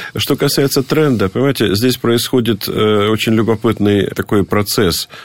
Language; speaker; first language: Russian; native; Russian